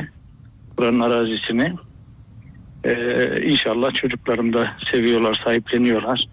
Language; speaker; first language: Turkish; native; Turkish